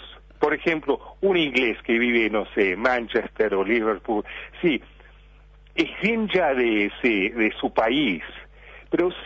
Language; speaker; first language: Spanish; early bilingual, heritage; Spanish